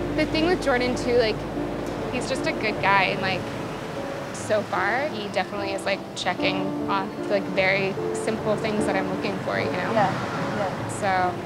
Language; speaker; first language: English; native; English